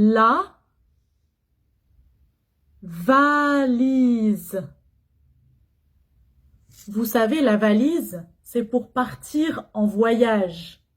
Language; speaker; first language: French; non-native, fluent; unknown